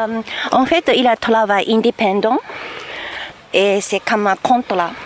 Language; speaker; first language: French; non-native, learner; Japanese